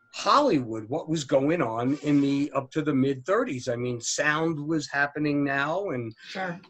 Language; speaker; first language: English; native; English